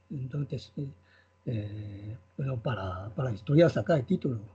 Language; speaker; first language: Spanish; non-native, learner; Chinese